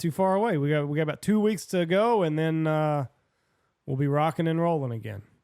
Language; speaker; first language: English; native; English